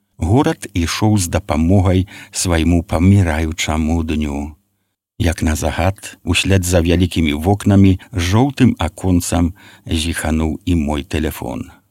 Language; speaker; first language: Belarusian; native; Belarusian